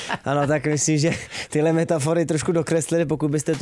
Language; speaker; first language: Czech; native; Czech